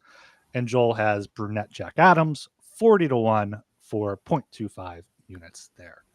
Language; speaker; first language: English; native; English